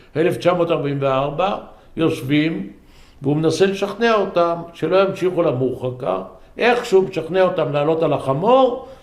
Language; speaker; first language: Hebrew; native; Hebrew